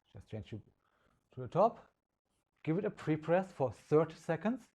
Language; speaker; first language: English; non-native, fluent; German